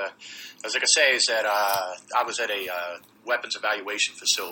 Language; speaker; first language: English; native; English